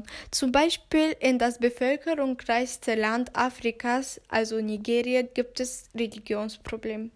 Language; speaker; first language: German; non-native, fluent; Turkish